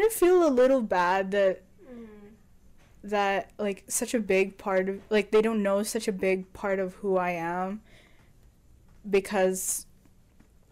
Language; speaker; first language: English; non-native, local second language; Filipino